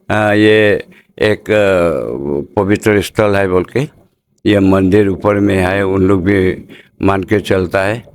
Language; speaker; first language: Hindi; non-native, local second language; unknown